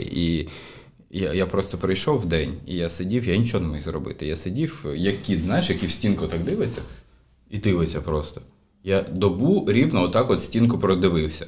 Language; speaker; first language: Ukrainian; non-native, local second language; Russian